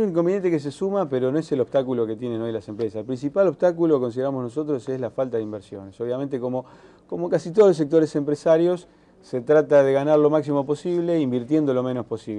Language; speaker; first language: Spanish; native; Spanish